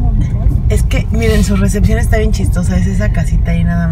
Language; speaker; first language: Spanish; native; Spanish